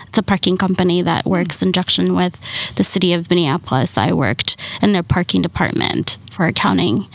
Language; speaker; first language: English; early bilingual, other home language; Somali